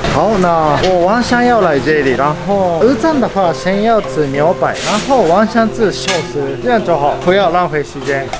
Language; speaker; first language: Chinese; non-native, fluent; Japanese